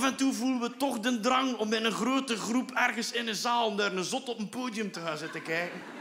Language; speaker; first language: Dutch; native; Dutch